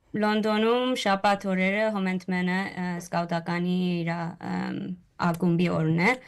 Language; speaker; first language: Armenian; early bilingual, heritage; Armenian